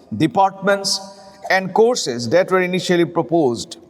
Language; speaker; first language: English; non-native, local second language; Assamese